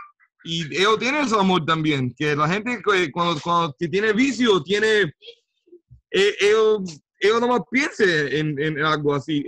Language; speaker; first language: Spanish; early bilingual, heritage; Spanish